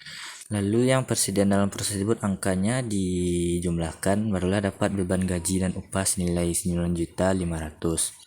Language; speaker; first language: Indonesian; native; Indonesian